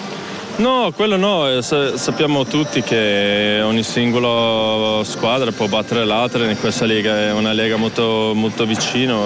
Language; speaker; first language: Italian; non-native, local second language; German